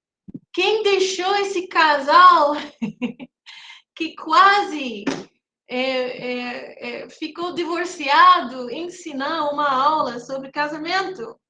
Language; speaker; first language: Portuguese; non-native, fluent; English